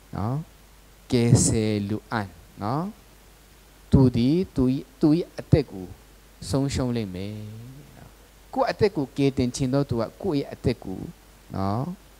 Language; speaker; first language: Burmese; non-native, local second language; Tedim Chin